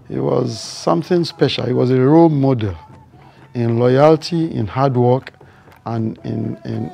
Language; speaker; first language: English; non-native, local second language; Yoruba